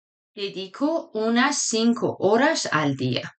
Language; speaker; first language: Spanish; non-native, fluent; Persian